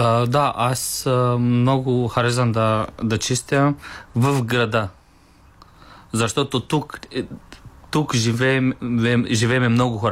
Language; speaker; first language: Bulgarian; non-native, learner; Romanian